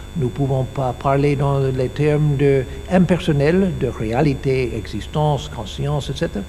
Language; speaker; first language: French; non-native, learner; English